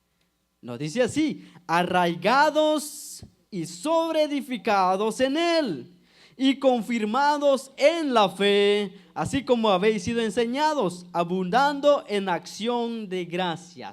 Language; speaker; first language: Spanish; native; Spanish